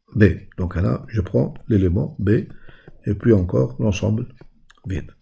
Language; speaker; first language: French; non-native, local second language; Arabic